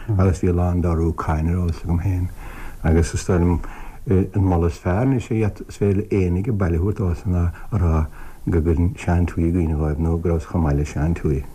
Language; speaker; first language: Irish; native; Irish